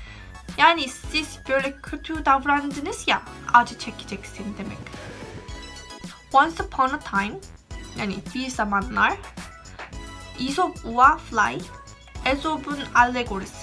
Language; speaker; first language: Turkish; non-native, fluent; Korean